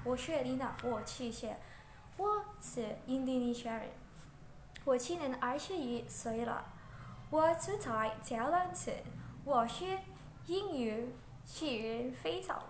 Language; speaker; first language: Chinese; non-native, learner; Indonesian